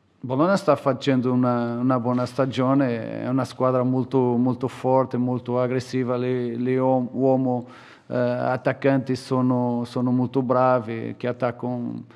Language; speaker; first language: Italian; non-native, fluent; Portuguese